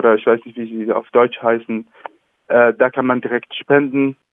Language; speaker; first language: German; non-native, fluent; Arabic